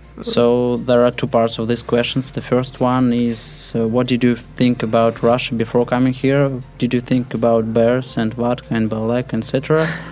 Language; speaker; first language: English; non-native, fluent; Russian